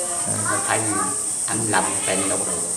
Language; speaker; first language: Vietnamese; non-native, local second language; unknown